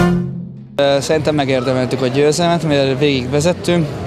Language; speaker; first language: Hungarian; non-native, fluent; Italian